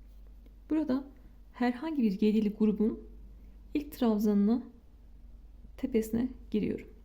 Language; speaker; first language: Turkish; native; Turkish